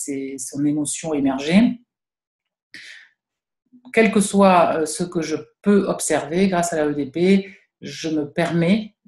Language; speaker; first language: French; native; French